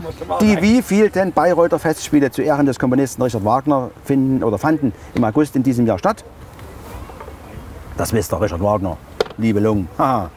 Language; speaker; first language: German; native; German